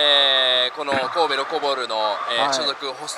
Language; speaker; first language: Japanese; native; Japanese